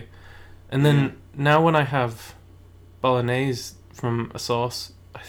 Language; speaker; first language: English; native; English